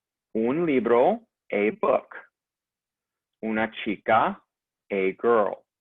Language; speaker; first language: Spanish; non-native, fluent; English